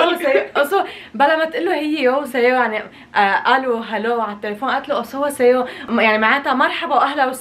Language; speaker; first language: Arabic; native; Arabic